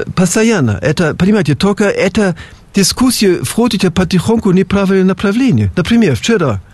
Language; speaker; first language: Russian; non-native, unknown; German